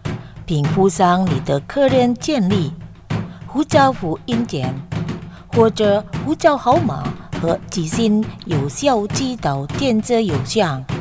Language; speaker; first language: Chinese; non-native, fluent; Indonesian